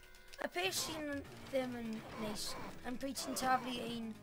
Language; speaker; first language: Welsh; non-native, local second language; English